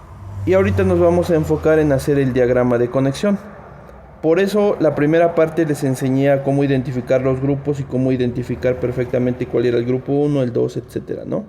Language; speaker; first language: Spanish; native; Spanish